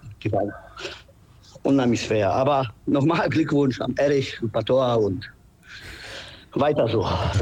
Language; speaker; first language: German; non-native, fluent; Polish